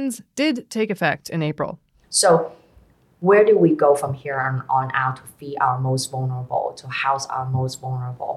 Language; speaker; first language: English; non-native, local second language; Cantonese